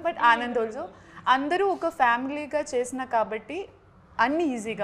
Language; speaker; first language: Telugu; non-native, learner; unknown